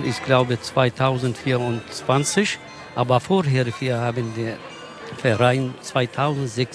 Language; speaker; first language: German; non-native, learner; Kurdish